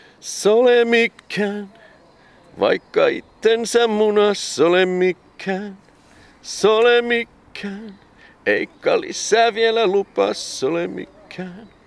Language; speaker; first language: Finnish; native; Finnish